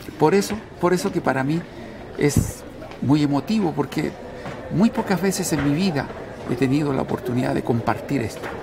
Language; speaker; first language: Spanish; native; Spanish